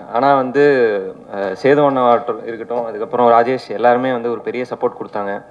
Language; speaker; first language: Tamil; native; Tamil